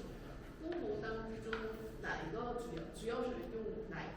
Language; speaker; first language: Chinese; non-native, fluent; Korean